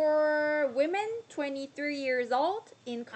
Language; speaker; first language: English; non-native, learner; Korean